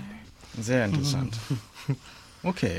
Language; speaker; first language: German; non-native, learner; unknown